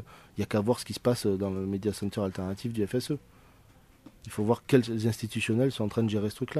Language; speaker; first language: French; native; French